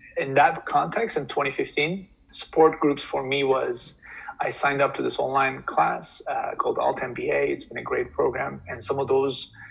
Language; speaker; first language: English; non-native, fluent; Turkish